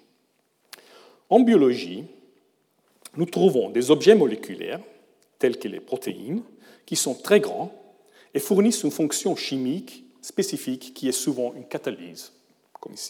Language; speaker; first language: French; non-native, fluent; German